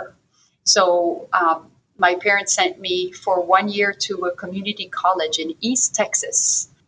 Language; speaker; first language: English; non-native, fluent; French